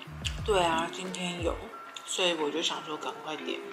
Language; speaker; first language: Chinese; native; Chinese